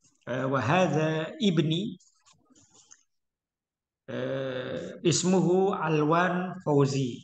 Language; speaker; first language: Arabic; non-native, fluent; Indonesian